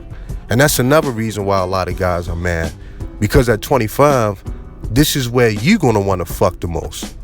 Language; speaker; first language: English; native; English